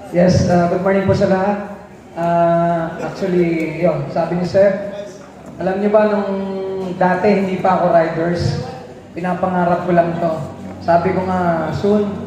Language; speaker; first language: Filipino; native; Filipino